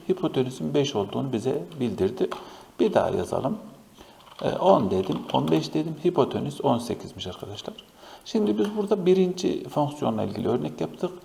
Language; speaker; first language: Turkish; native; Turkish